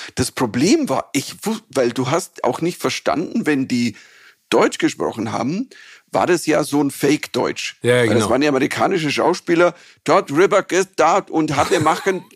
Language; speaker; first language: German; native; German